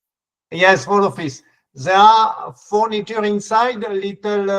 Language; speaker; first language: English; non-native, learner; French